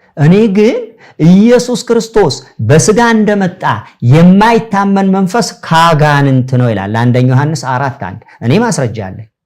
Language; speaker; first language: Amharic; non-native, local second language; Sebat Bet Gurage